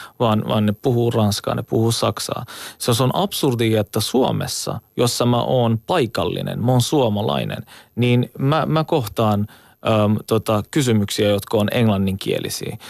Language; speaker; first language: Finnish; early bilingual, other home language; Turkish